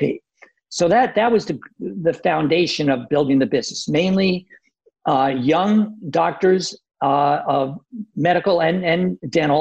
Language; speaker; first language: English; native; English